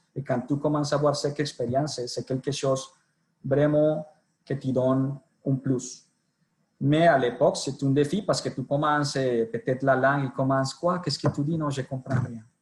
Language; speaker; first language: French; non-native, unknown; Spanish